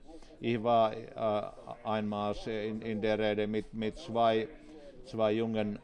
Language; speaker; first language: German; non-native, fluent; Finnish